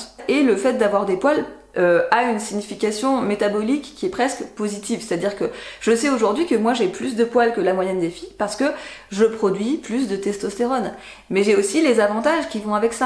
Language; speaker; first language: French; native; French